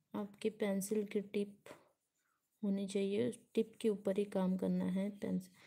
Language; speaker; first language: Hindi; native; Hindi